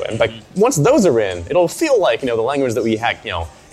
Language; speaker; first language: English; native; English